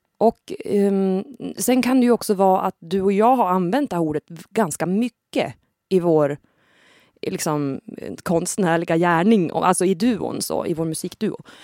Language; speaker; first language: Swedish; native; Swedish